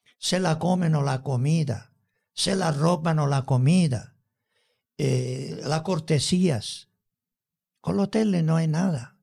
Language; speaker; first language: Spanish; non-native, fluent; Italian